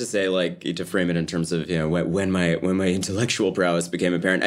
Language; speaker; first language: English; native; English